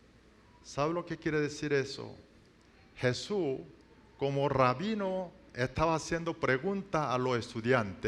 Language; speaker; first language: Spanish; non-native, learner; Korean